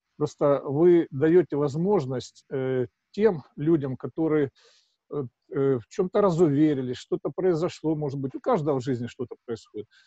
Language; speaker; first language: Russian; native; Russian